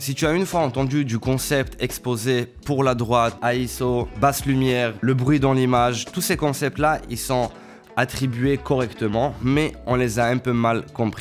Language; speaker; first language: French; native; French